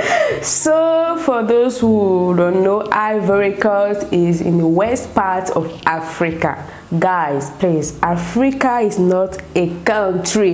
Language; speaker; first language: English; non-native, local second language; French